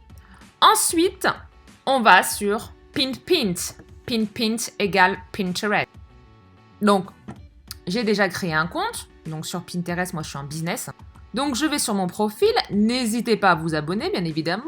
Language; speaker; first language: French; native; French